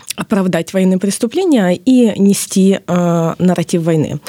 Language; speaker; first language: Russian; non-native, local second language; Ukrainian